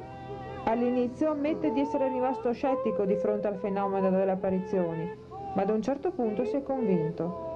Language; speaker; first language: Italian; native; Italian